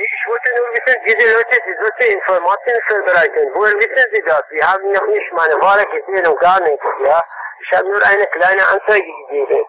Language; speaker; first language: German; non-native, fluent; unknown